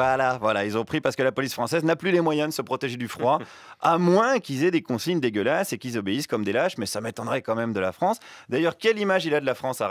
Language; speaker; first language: French; native; French